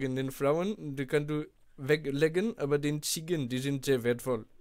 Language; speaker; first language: German; non-native, fluent; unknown